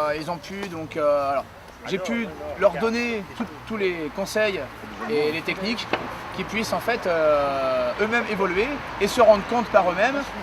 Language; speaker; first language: French; native; French